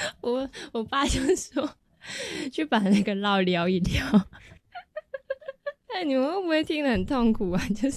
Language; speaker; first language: Chinese; native; Chinese